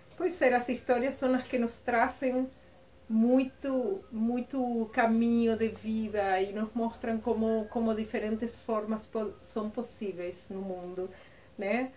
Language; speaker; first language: Portuguese; non-native, fluent; Spanish